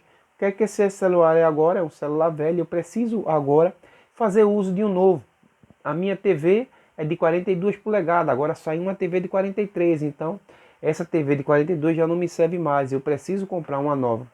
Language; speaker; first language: Portuguese; native; Portuguese